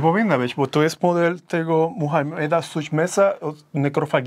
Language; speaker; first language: Polish; non-native, fluent; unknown